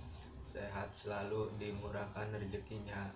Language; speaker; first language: Indonesian; non-native, local second language; Sundanese